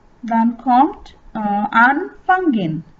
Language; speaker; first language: German; non-native, fluent; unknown